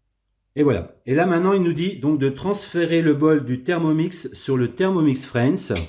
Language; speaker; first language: French; native; French